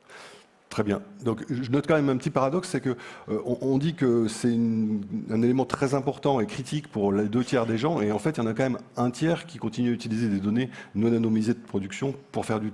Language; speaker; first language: French; native; French